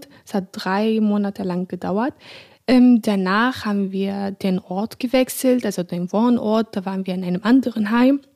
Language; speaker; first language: German; non-native, fluent; Arabic